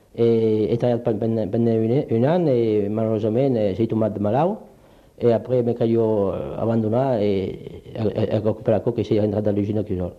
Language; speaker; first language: French; early bilingual, other home language; Polish